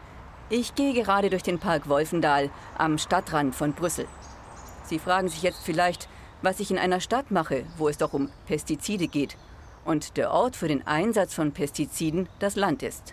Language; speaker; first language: German; native; German